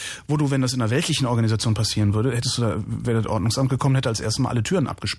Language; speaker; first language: German; native; German